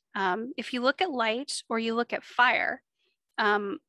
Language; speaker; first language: English; native; English